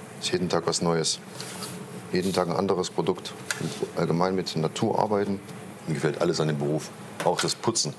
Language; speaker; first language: German; native; German